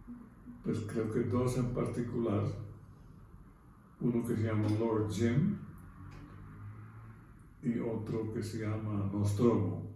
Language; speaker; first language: Spanish; non-native, fluent; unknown